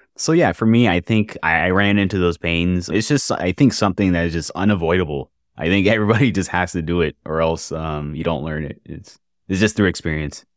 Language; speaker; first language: English; native; English